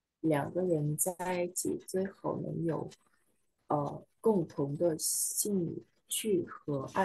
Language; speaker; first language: Chinese; non-native, learner; Vietnamese